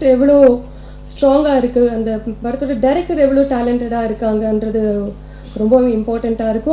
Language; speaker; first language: Tamil; non-native, local second language; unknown